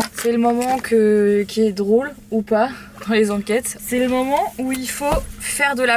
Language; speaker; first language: French; native; French